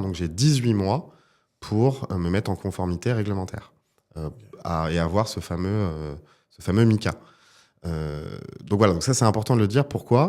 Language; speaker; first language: French; native; French